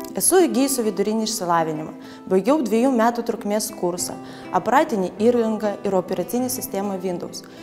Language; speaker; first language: Lithuanian; non-native, local second language; Russian